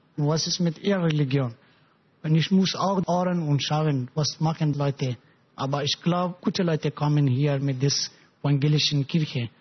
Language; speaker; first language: German; non-native, learner; Pashto